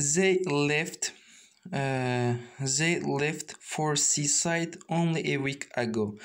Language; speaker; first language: English; non-native, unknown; Azerbaijani